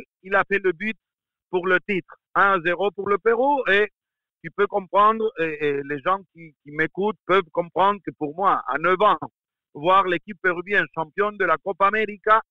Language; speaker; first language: French; non-native, fluent; Spanish